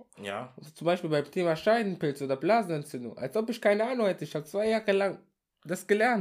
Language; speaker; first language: German; early bilingual, other home language; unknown